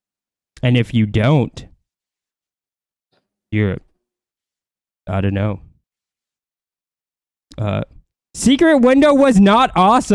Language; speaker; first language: English; native; English